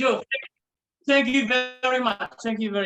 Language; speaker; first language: English; non-native, local second language; Indonesian